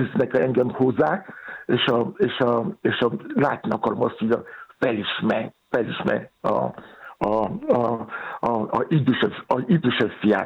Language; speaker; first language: Hungarian; non-native, fluent; Yoruba